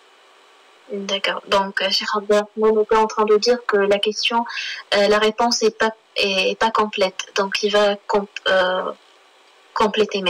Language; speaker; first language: French; non-native, learner; Arabic